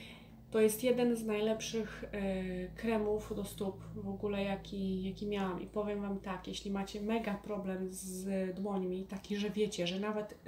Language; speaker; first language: Polish; native; Polish